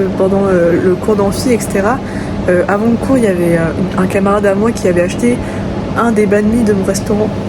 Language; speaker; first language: French; early bilingual, other home language; Vietnamese